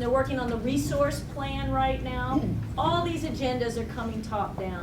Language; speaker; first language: English; native; English